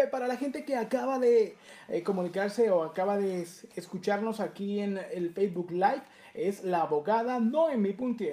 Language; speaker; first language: Spanish; native; Spanish